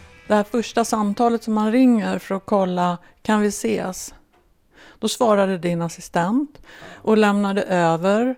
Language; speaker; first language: Swedish; native; Swedish